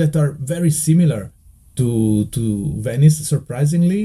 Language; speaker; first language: English; non-native, fluent; Italian